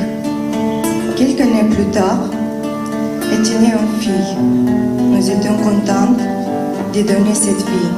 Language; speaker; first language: French; non-native, learner; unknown